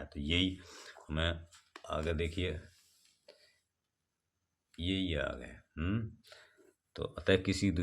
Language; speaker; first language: Hindi; native; Hindi